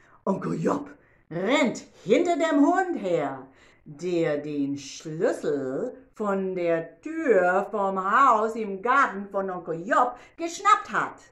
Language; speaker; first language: German; non-native, learner; English